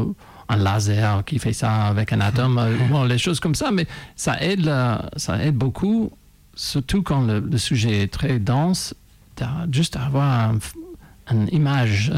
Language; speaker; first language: French; non-native, fluent; English